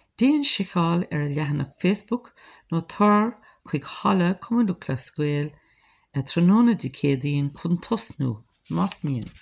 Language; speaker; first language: Irish; non-native, local second language; English